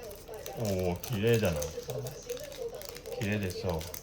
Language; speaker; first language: Japanese; non-native, learner; Cantonese